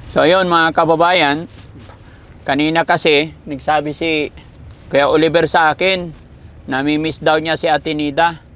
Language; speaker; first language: Filipino; native; Filipino